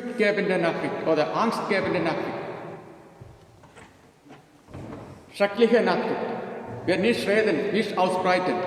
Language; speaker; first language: German; non-native, learner; Malayalam